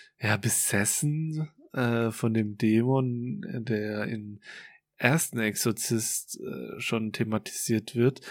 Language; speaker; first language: German; native; German